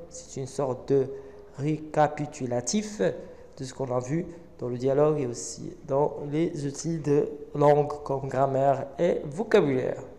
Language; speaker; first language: French; non-native, local second language; Arabic